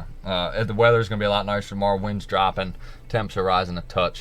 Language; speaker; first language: English; native; English